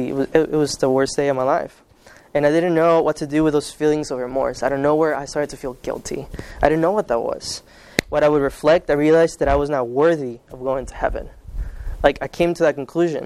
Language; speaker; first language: English; early bilingual, other home language; Spanish